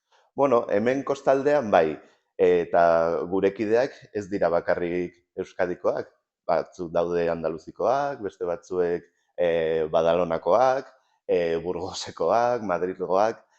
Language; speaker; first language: Basque; non-native, local second language; Spanish